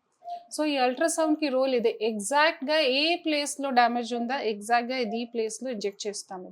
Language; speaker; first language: Telugu; non-native, fluent; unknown